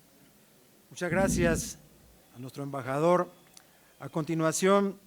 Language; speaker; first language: Spanish; native; Spanish